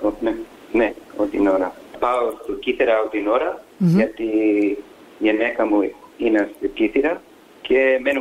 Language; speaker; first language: Greek; early bilingual, heritage; English